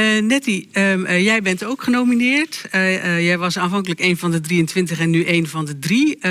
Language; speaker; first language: Dutch; native; Dutch